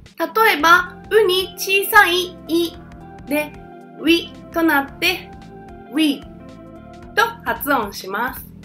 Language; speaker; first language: Japanese; native; Japanese